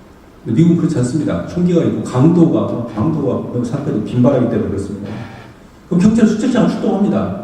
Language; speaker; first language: Korean; native; Korean